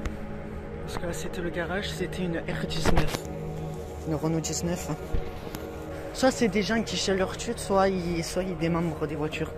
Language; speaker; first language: French; native; French